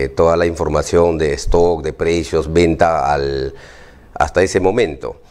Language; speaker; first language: Spanish; native; Spanish